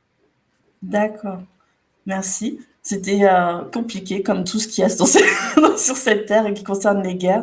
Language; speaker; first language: French; native; French